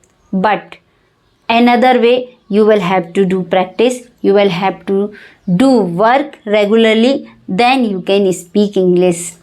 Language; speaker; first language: English; non-native, learner; Hindi